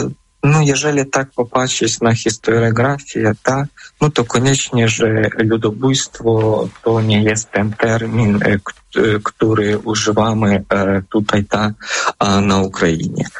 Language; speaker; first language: Polish; non-native, fluent; Ukrainian